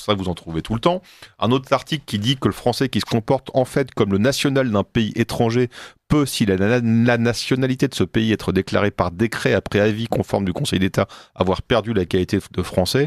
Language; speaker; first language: French; native; French